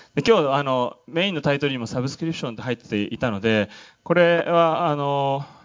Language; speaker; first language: Japanese; native; Japanese